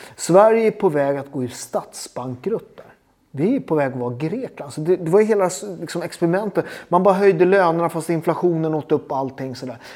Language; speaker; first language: Swedish; native; Swedish